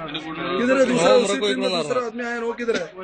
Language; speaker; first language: Hindi; non-native, local second language; Malayalam